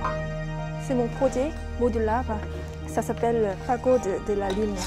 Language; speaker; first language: French; non-native, learner; Korean